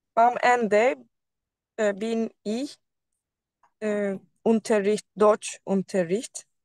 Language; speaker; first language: German; non-native, learner; Turkish